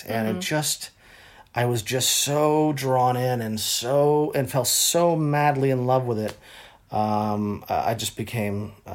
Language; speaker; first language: English; native; English